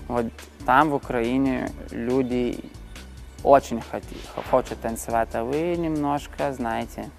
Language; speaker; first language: Russian; non-native, fluent; Lithuanian